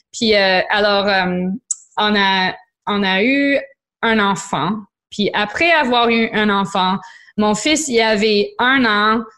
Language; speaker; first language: French; non-native, local second language; English